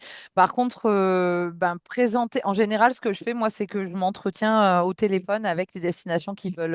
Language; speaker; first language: French; native; French